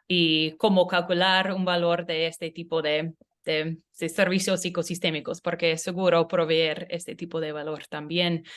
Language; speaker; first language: Spanish; non-native, learner; English